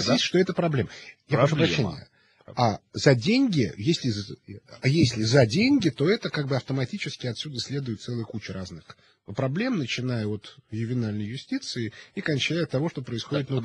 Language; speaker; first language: Russian; native; Russian